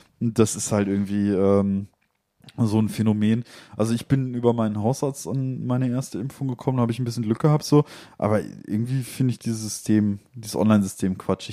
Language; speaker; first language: German; native; German